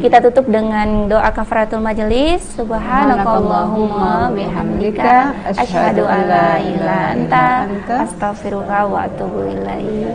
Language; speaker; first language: Indonesian; native; Indonesian